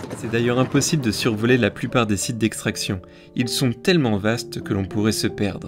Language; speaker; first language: French; native; French